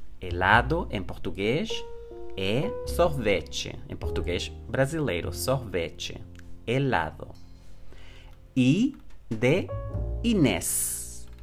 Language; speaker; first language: Portuguese; non-native, fluent; Spanish